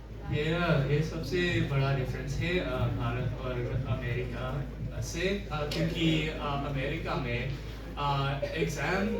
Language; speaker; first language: Hindi; early bilingual, heritage; English